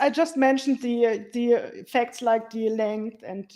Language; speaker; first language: English; non-native, fluent; German